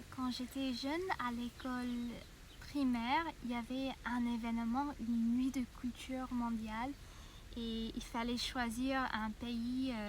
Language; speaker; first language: French; non-native, fluent; English